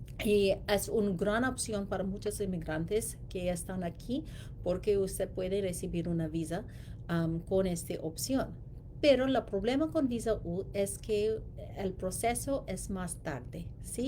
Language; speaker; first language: Spanish; non-native, learner; English